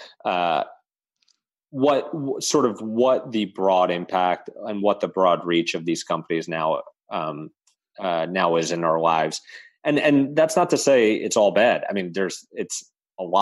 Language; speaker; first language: English; native; English